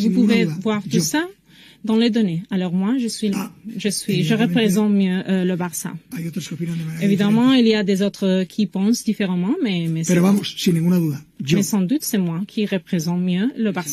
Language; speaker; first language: French; non-native, fluent; Spanish